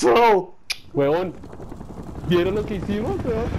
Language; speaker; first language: Spanish; native; Spanish